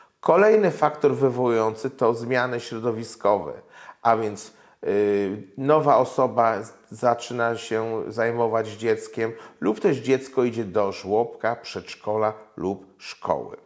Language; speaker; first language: Polish; native; Polish